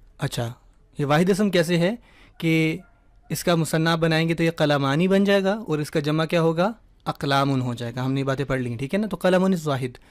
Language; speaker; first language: Urdu; native; Urdu